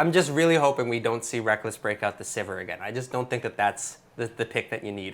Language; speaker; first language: English; native; English